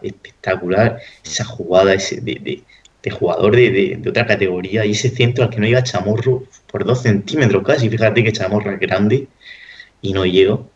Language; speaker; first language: Spanish; native; Spanish